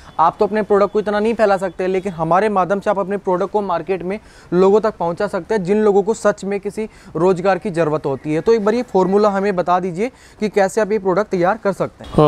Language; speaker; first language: Hindi; native; Hindi